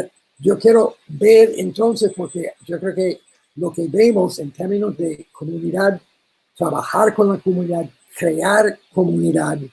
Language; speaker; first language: Spanish; non-native, learner; English